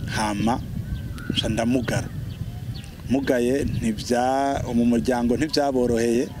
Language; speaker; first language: Rundi; native; Rundi